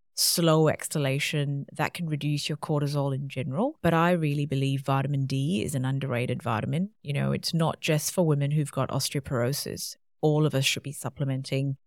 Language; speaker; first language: English; non-native, local second language; Tamil